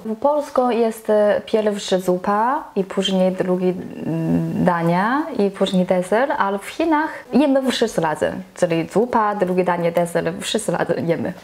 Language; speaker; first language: Polish; non-native, learner; Chinese